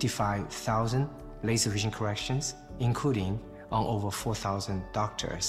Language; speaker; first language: English; non-native, fluent; Chinese